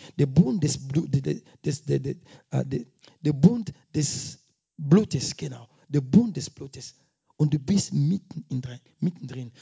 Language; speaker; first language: German; non-native, fluent; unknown